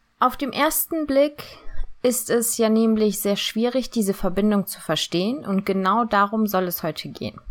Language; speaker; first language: German; early bilingual, other home language; Turkish